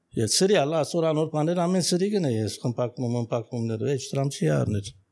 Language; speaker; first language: Armenian; early bilingual, heritage; Armenian